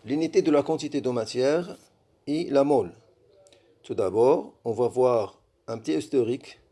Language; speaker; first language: French; non-native, local second language; Arabic